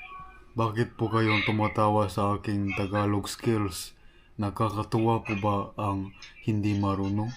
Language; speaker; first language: Filipino; non-native, local second language; Cebuano